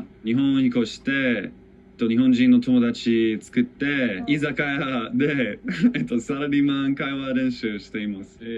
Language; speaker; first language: Japanese; non-native, learner; English